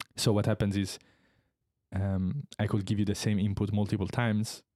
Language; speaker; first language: English; non-native, fluent; Italian